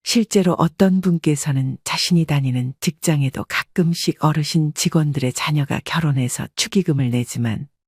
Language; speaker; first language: Korean; native; Korean